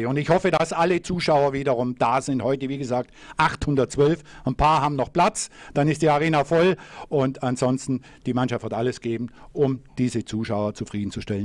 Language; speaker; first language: German; native; German